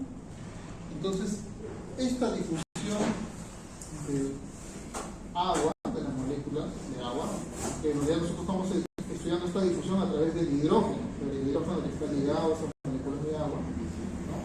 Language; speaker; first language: Spanish; native; Spanish